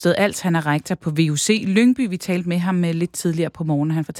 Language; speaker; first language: Danish; native; Danish